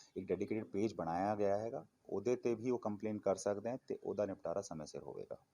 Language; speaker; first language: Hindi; non-native, local second language; Punjabi